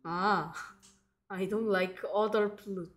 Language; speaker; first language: English; non-native, learner; Korean